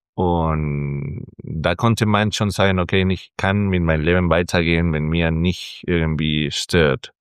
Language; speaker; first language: German; non-native, fluent; Spanish